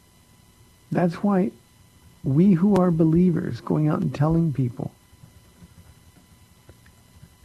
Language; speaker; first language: English; native; English